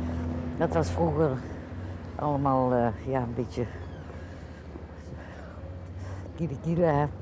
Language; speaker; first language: Dutch; native; Dutch